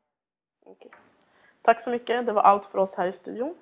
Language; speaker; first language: Swedish; native; Swedish